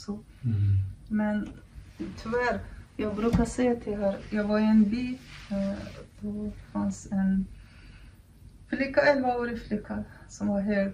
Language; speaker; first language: Swedish; non-native, fluent; Kurdish